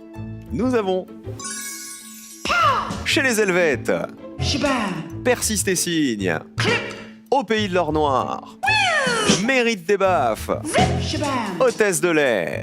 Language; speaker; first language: French; native; French